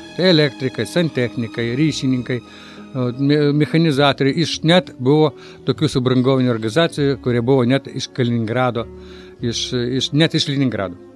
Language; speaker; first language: Lithuanian; non-native, local second language; Russian